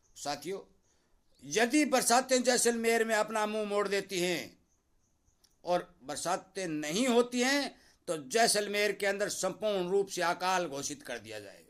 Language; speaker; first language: Hindi; native; Hindi